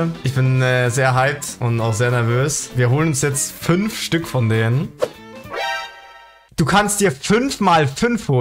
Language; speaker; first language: German; native; German